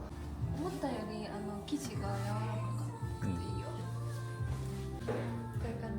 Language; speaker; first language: Japanese; native; Japanese